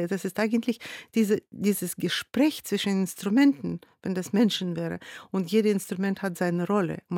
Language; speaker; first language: German; non-native, fluent; Russian